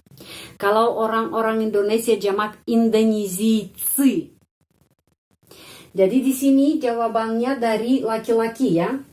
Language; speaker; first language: Indonesian; non-native, fluent; Russian